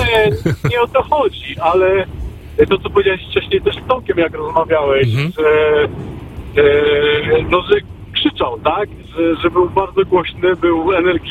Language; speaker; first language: Polish; native; Polish